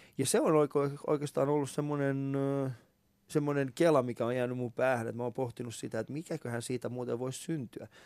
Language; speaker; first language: Finnish; early bilingual, other home language; Persian